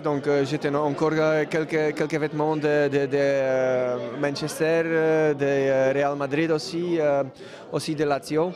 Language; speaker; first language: French; non-native, learner; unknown